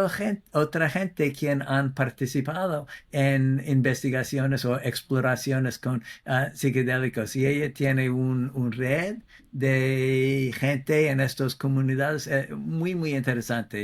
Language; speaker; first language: Spanish; non-native, fluent; English